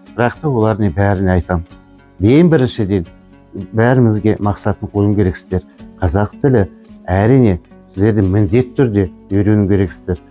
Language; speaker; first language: Kazakh; non-native, local second language; Chechen